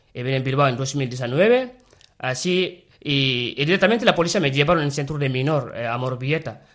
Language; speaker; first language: Spanish; non-native, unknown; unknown